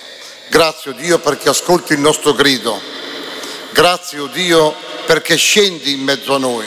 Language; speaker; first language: Italian; native; Italian